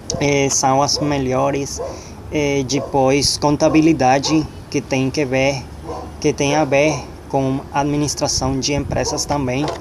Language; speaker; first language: Portuguese; non-native, learner; Spanish